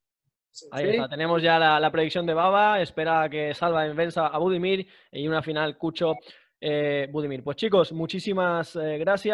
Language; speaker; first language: Spanish; native; Spanish